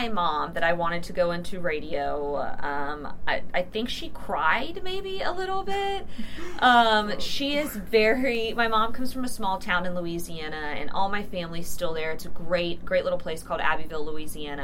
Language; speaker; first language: English; native; English